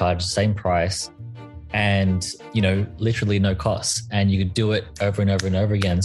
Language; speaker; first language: English; native; English